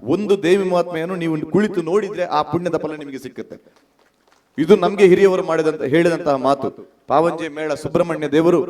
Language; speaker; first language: Kannada; non-native, local second language; Tulu